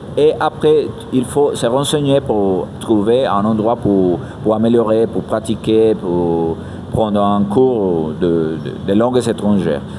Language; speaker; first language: French; non-native, fluent; Spanish